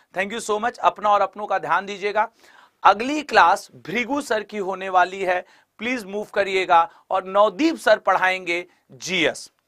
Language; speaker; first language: Hindi; native; Hindi